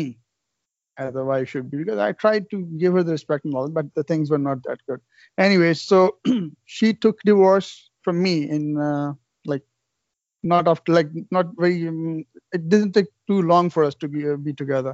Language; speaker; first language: English; non-native, local second language; Urdu